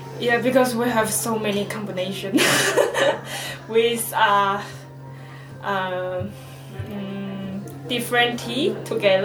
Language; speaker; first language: English; non-native, learner; Chinese